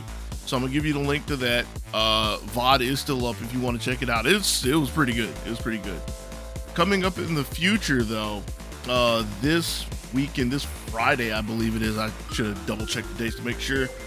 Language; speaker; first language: English; native; English